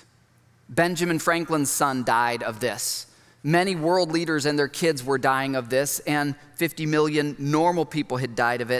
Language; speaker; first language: English; native; English